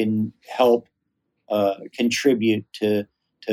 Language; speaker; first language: English; native; English